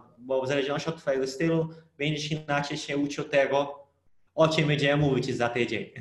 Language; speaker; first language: Polish; non-native, fluent; Portuguese